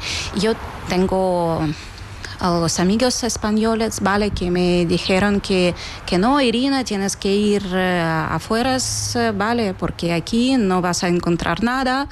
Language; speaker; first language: Spanish; non-native, fluent; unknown